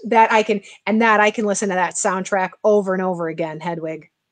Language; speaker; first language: English; native; English